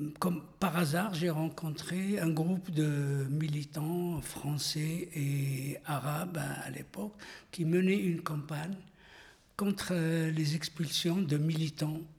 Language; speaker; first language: French; non-native, local second language; Arabic